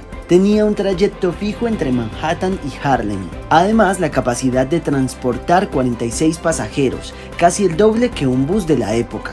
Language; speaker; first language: Spanish; native; Spanish